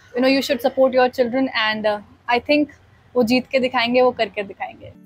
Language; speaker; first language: Hindi; native; Hindi